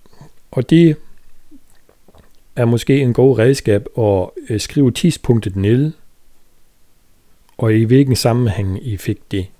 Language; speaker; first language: Danish; non-native, fluent; German